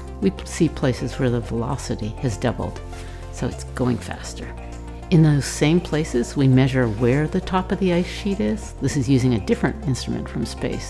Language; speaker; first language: English; native; English